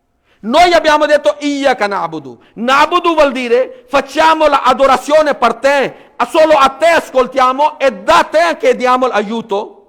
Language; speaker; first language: Italian; non-native, fluent; Urdu